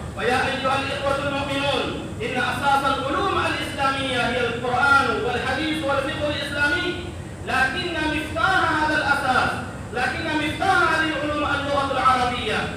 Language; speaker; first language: Arabic; non-native, fluent; Urdu